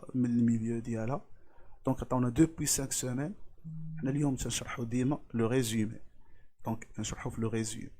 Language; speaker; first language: French; non-native, local second language; Arabic